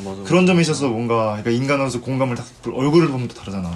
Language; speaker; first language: Korean; native; Korean